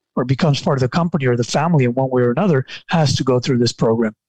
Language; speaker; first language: English; non-native, fluent; Spanish